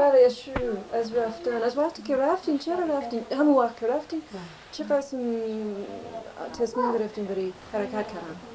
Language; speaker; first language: Persian; non-native, fluent; English